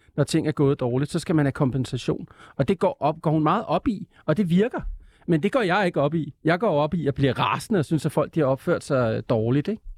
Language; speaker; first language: Danish; native; Danish